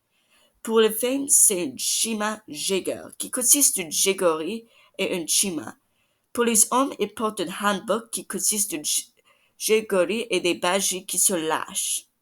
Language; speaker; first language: French; non-native, learner; English